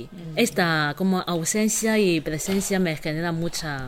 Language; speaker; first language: Spanish; non-native, fluent; Chinese